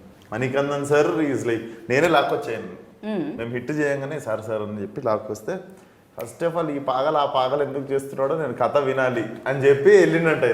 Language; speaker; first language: Telugu; native; Telugu